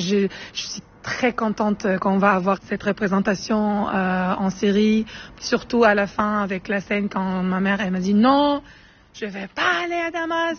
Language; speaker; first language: French; non-native, fluent; Arabic